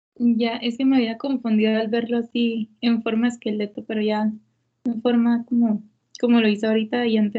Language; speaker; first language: Spanish; native; Spanish